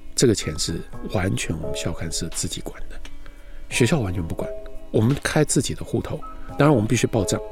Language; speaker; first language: Chinese; native; Chinese